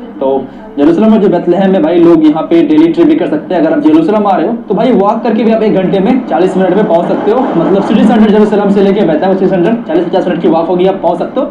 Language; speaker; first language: Hindi; native; Hindi